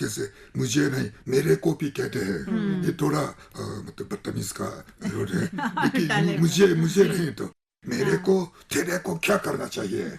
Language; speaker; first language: Hindi; non-native, fluent; Japanese